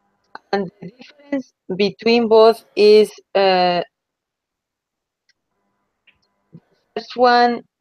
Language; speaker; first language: English; non-native, learner; Spanish